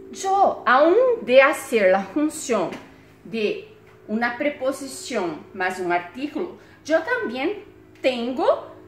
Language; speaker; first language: Spanish; non-native, fluent; Portuguese